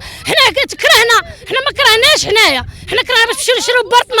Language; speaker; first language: Arabic; native; Arabic